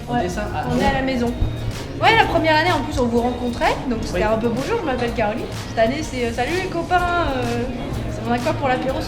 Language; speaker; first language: French; native; French